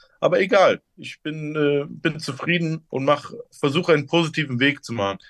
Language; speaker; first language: German; early bilingual, other home language; Turkish